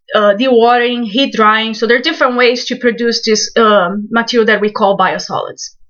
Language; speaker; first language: English; non-native, fluent; Portuguese